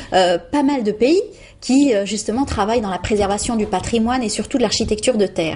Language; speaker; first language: French; native; French